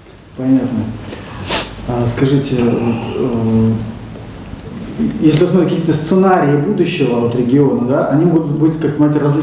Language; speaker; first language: Russian; native; Russian